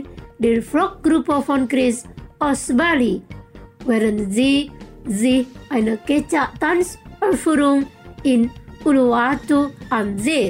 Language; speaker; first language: German; non-native, fluent; Indonesian